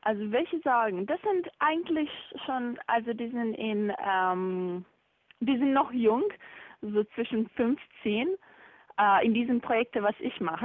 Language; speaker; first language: German; non-native, fluent; Bosnian